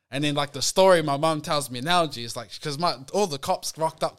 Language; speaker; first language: English; native; English